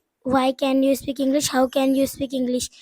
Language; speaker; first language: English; non-native, learner; Hindi